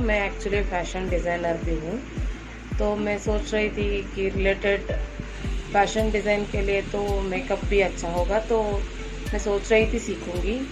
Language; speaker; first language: Hindi; non-native, local second language; Kannada